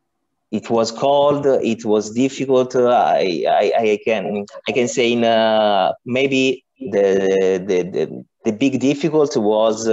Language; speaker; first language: English; non-native, learner; Italian